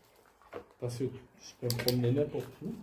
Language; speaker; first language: French; native; French